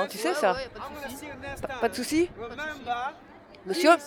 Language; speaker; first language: French; native; French